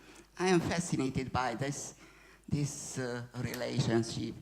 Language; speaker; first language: English; non-native, fluent; Hungarian